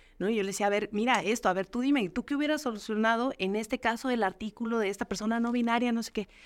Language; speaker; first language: Spanish; native; Spanish